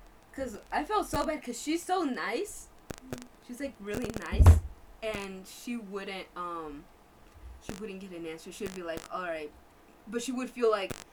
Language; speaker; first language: English; early bilingual, other home language; Spanish